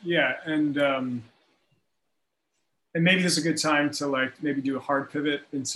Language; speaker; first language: English; native; English